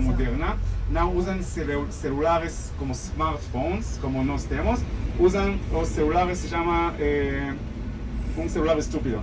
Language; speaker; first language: Portuguese; non-native, fluent; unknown